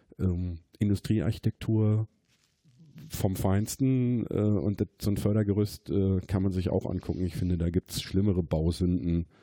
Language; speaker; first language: German; native; German